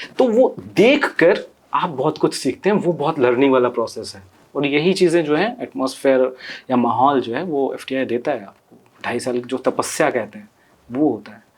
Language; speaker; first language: Hindi; non-native, local second language; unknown